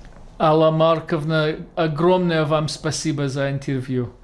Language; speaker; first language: Russian; non-native, fluent; English